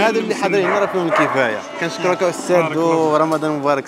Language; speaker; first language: Arabic; native; Arabic